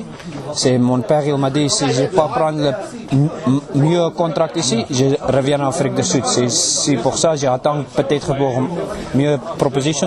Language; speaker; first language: French; non-native, learner; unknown